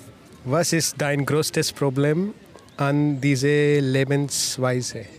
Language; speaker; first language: German; non-native, learner; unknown